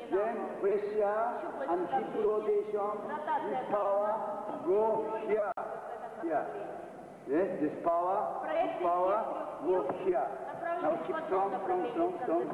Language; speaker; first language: English; non-native, learner; Japanese